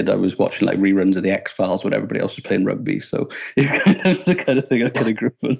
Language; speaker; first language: English; native; English